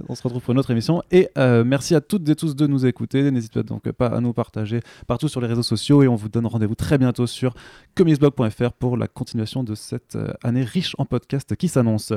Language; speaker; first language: French; native; French